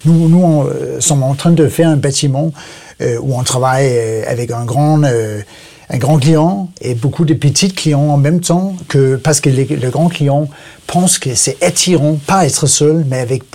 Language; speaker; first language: French; non-native, learner; Danish